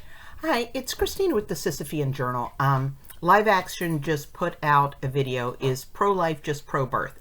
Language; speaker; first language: English; native; English